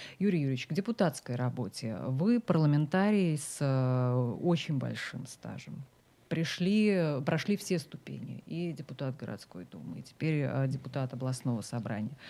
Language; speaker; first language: Russian; native; Russian